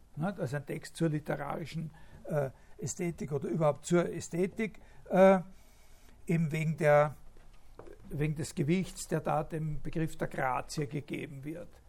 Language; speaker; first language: German; native; German